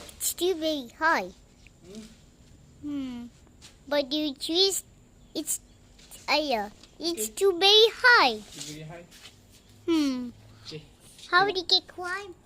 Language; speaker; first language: English; non-native, learner; Malay